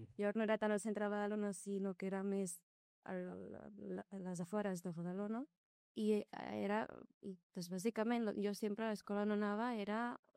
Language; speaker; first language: Catalan; non-native, local second language; Arabic